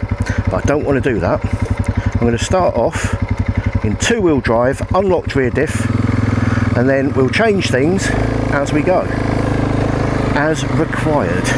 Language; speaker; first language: English; native; English